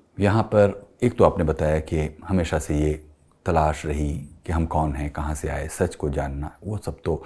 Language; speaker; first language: Hindi; native; Hindi